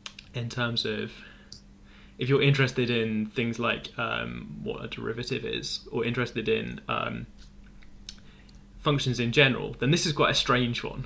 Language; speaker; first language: English; native; English